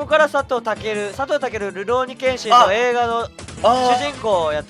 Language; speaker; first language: Japanese; native; Japanese